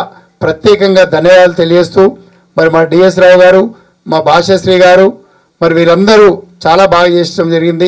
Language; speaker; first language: Telugu; native; Telugu